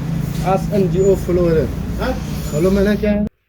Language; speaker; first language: Hindi; non-native, local second language; Khasi